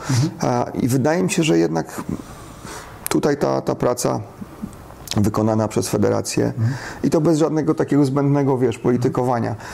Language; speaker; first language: Polish; native; Polish